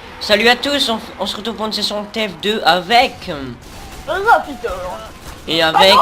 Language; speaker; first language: French; native; French